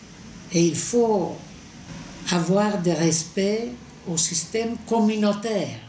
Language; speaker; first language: French; non-native, fluent; Greek